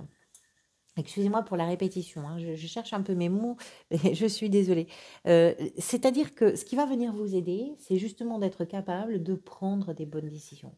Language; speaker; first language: French; native; French